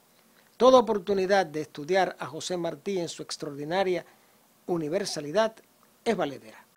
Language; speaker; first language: Spanish; native; Spanish